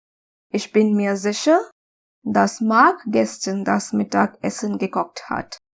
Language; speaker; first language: German; non-native, fluent; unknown